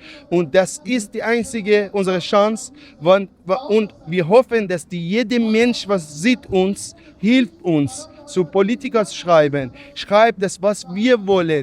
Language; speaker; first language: German; non-native, learner; Persian